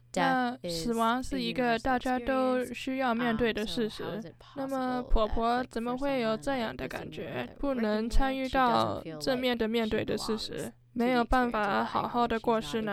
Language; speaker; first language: Chinese; early bilingual, heritage; Chinese